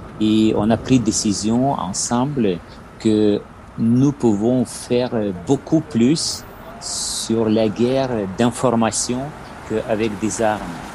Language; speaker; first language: French; non-native, learner; Ukrainian